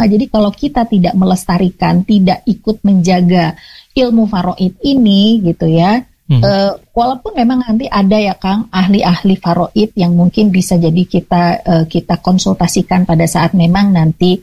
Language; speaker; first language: Indonesian; native; Indonesian